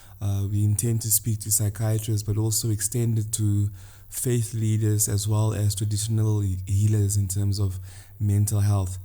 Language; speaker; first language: English; non-native, local second language; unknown